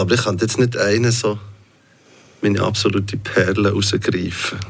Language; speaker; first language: German; non-native, local second language; French